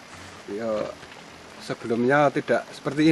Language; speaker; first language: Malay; non-native, local second language; Javanese